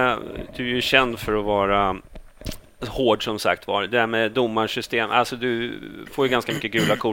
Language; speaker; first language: Swedish; native; Swedish